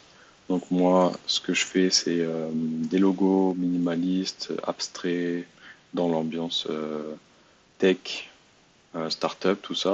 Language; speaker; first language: French; native; French